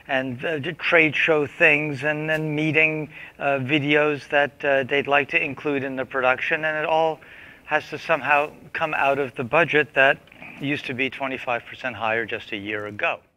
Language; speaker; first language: English; native; English